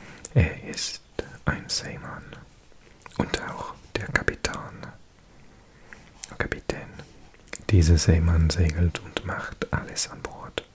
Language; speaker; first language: German; non-native, learner; English